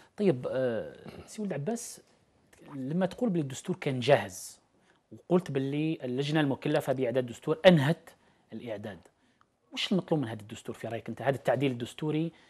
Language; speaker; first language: Arabic; native; Arabic